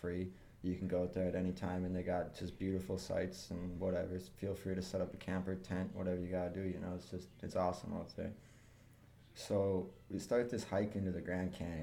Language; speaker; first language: English; native; English